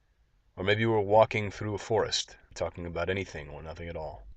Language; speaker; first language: English; native; English